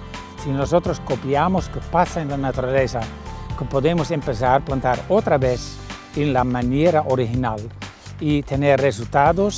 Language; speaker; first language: Spanish; non-native, fluent; Dutch